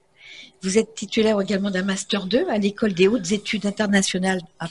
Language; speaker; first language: French; native; French